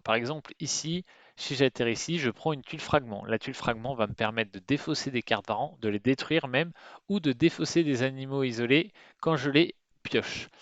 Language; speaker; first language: French; native; French